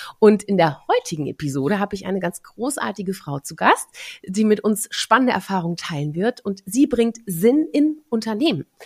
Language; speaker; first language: German; native; German